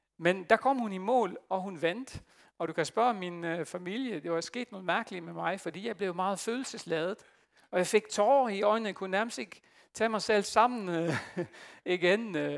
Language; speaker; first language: Danish; non-native, fluent; Dutch